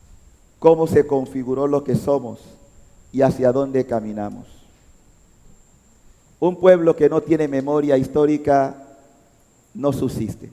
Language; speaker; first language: Spanish; native; Spanish